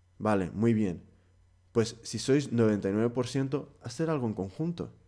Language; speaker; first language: Spanish; early bilingual, heritage; Spanish